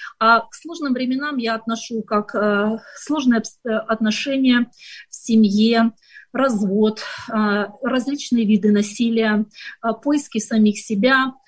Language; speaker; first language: Russian; native; Russian